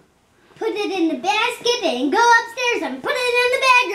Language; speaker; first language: English; native; English